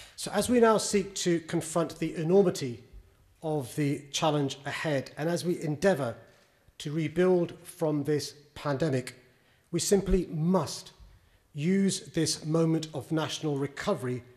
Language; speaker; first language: English; native; English